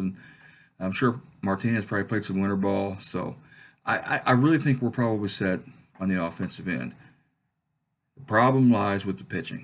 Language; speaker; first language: English; native; English